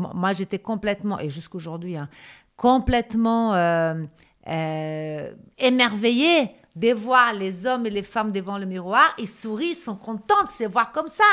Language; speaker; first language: French; non-native, fluent; Portuguese